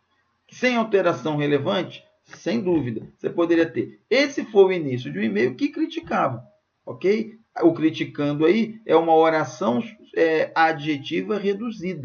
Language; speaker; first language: Portuguese; native; Portuguese